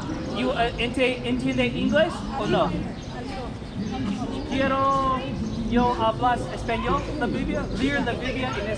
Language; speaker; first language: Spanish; non-native, learner; English